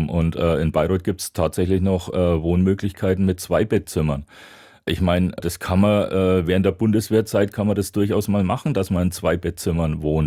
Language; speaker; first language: German; native; German